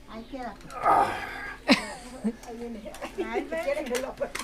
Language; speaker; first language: Spanish; native; Spanish